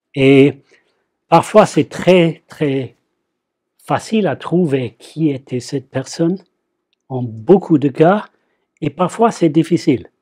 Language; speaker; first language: French; non-native, fluent; English